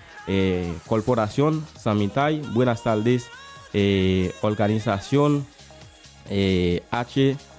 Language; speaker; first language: Spanish; non-native, learner; Haitian Creole